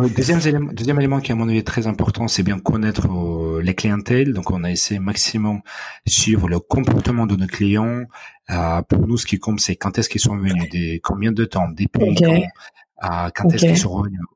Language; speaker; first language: French; non-native, fluent; Ukrainian